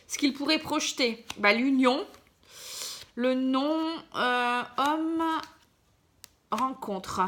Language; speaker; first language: French; native; French